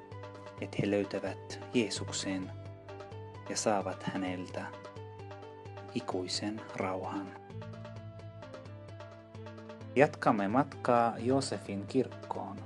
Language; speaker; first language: Finnish; non-native, fluent; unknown